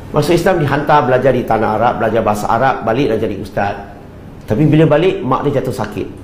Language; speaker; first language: Malay; non-native, local second language; Chinese